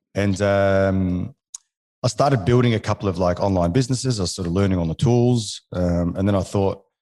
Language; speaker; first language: English; non-native, fluent; French